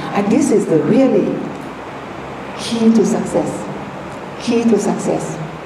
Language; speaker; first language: English; non-native, fluent; Thai